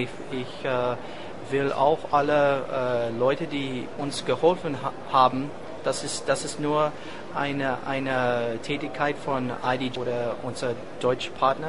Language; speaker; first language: German; non-native, learner; English